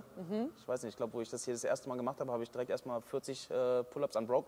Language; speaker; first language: German; native; German